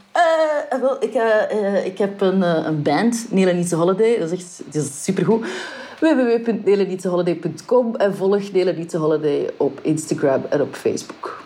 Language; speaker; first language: Dutch; native; Dutch